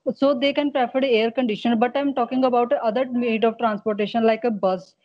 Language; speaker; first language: English; non-native, local second language; Punjabi